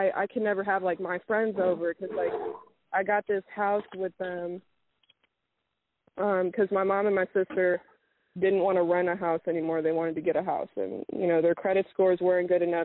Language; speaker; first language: English; native; English